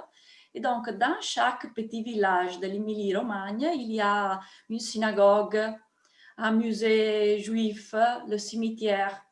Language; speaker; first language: French; non-native, fluent; Italian